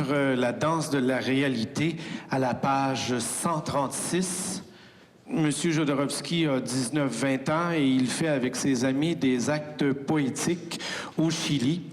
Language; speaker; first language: French; native; French